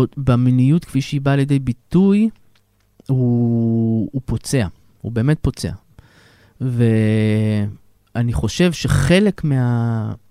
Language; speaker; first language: Hebrew; native; Hebrew